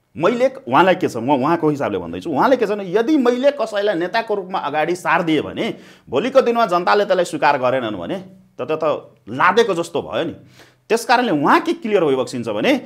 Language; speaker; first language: Nepali; non-native, local second language; Maithili